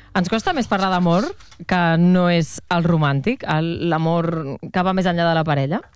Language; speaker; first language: Catalan; native; Catalan